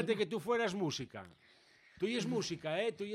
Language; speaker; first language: Spanish; native; Spanish